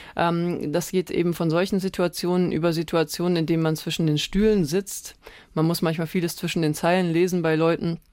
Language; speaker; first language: German; native; German